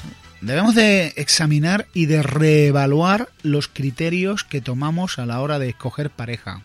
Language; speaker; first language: Spanish; native; Spanish